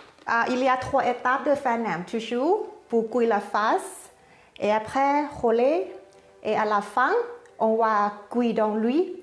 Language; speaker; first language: French; non-native, learner; Thai